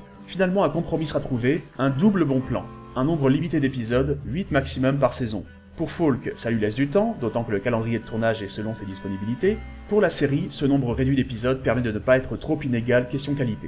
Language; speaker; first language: French; native; French